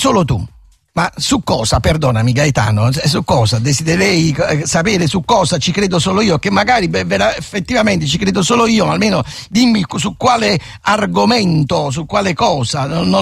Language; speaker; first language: Italian; native; Italian